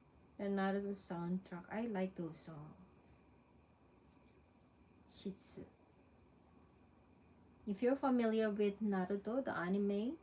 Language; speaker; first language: English; non-native, local second language; Filipino